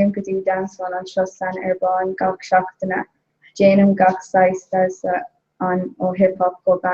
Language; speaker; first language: Irish; non-native, local second language; English